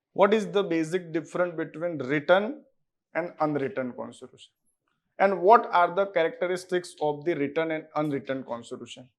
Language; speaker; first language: English; non-native, local second language; Gujarati